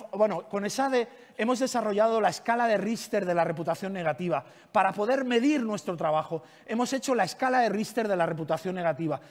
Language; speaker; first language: Spanish; non-native, local second language; Catalan